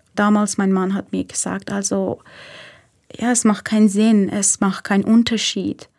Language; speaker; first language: German; non-native, fluent; Persian